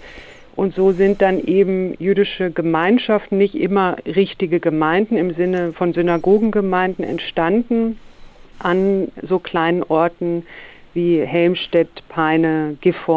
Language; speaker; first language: German; native; German